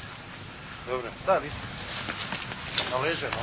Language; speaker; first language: Bosnian; native; Bosnian